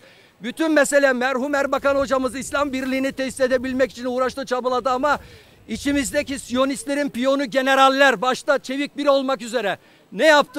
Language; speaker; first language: Turkish; native; Turkish